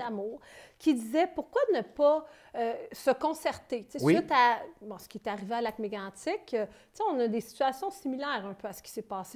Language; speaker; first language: French; native; French